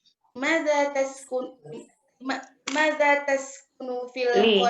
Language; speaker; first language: Arabic; non-native, learner; Indonesian